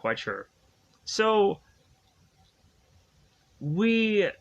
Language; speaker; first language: English; native; English